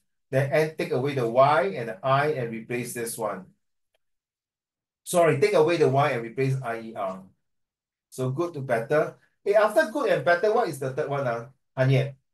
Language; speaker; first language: English; non-native, local second language; Chinese